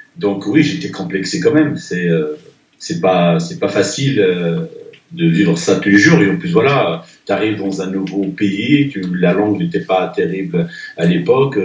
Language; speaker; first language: French; non-native, local second language; Arabic